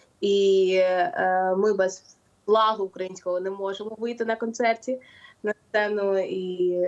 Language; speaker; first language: Ukrainian; non-native, local second language; Russian